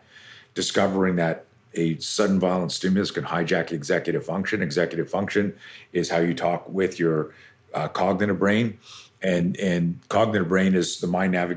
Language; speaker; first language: English; native; English